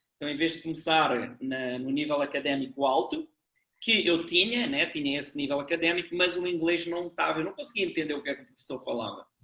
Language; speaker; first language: Portuguese; native; Portuguese